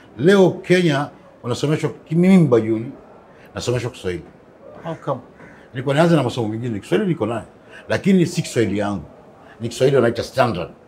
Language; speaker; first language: Swahili; non-native, local second language; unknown